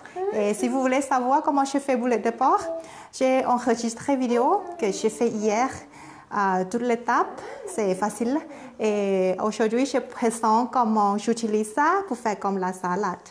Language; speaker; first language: French; non-native, learner; Thai